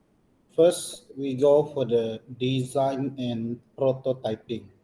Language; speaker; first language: English; non-native, local second language; Malay